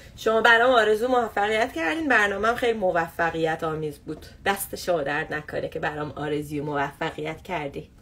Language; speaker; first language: Persian; native; Persian